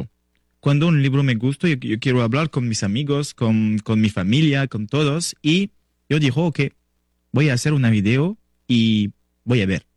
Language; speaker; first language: Spanish; non-native, learner; French